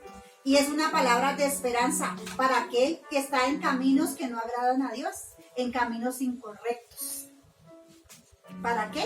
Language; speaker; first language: Spanish; native; Spanish